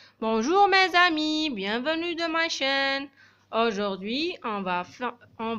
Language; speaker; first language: French; non-native, local second language; Arabic